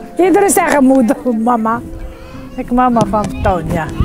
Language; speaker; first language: Dutch; non-native, learner; Turkish